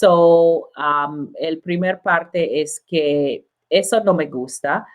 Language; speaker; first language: Spanish; non-native, learner; English